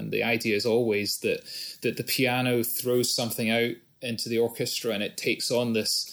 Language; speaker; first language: English; native; English